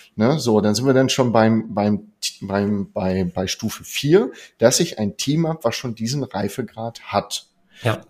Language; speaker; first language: German; native; German